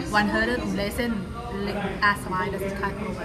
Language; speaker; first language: German; non-native, learner; Thai